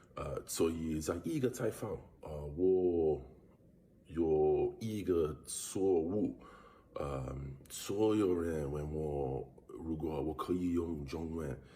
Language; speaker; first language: Chinese; non-native, learner; English